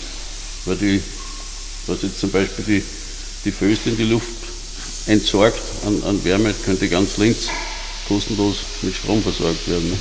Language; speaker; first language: German; native; German